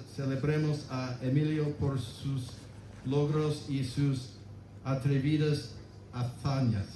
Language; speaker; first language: Spanish; non-native, learner; English